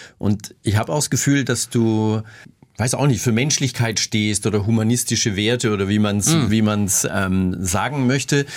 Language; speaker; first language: German; native; German